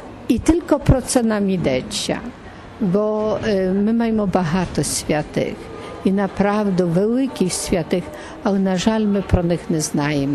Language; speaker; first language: Polish; non-native, learner; Ukrainian